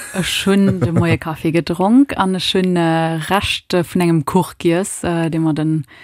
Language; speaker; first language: Luxembourgish; early bilingual, other home language; Italian